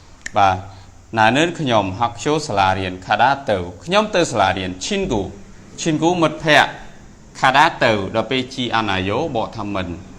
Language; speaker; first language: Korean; non-native, fluent; Khmer